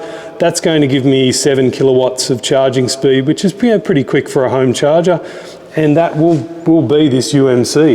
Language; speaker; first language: English; native; English